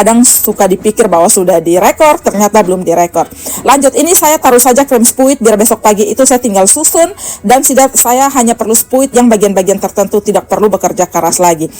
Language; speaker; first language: Indonesian; native; Indonesian